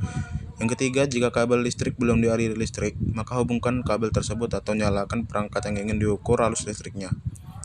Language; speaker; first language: Indonesian; native; Indonesian